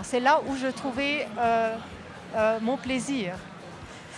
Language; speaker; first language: French; non-native, local second language; Arabic